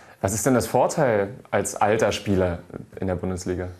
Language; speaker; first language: German; native; German